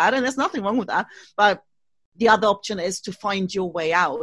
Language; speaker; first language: English; non-native, fluent; German